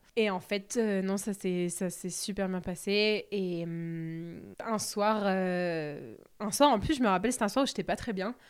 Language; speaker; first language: French; native; French